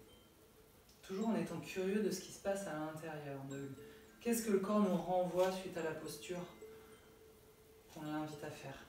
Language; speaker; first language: French; native; French